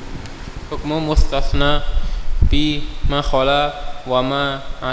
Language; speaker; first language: Arabic; non-native, learner; Indonesian